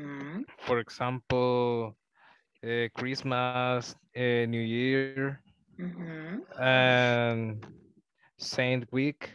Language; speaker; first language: English; non-native, learner; Spanish